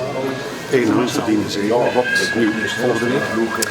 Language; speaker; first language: Dutch; native; Dutch